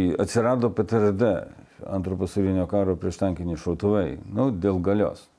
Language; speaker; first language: Lithuanian; non-native, local second language; Russian